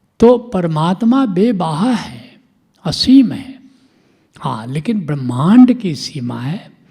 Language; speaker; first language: Hindi; non-native, local second language; Bhojpuri